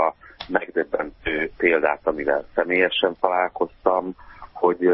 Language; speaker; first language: Hungarian; native; Hungarian